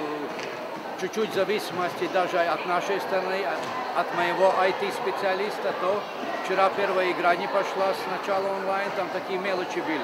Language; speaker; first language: Russian; non-native, fluent; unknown